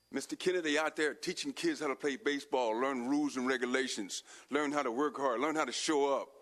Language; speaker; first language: English; native; English